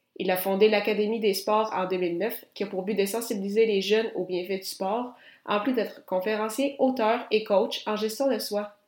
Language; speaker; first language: French; native; French